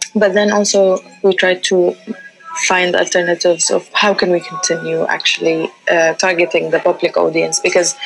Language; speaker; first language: English; non-native, fluent; Central Atlas Tamazight